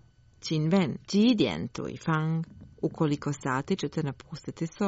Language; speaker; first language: Chinese; non-native, learner; Croatian